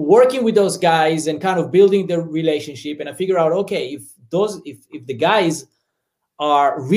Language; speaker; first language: English; non-native, fluent; Hebrew